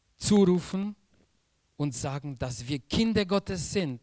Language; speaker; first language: German; non-native, fluent; Polish